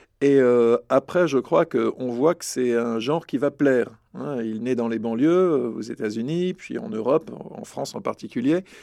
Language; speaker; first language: French; native; French